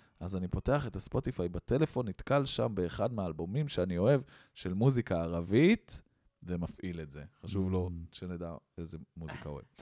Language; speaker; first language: Hebrew; native; Hebrew